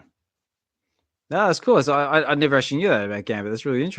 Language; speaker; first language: English; native; English